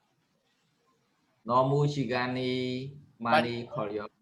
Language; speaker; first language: Korean; non-native, learner; Khmer